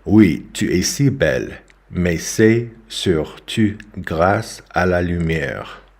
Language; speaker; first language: French; non-native, learner; English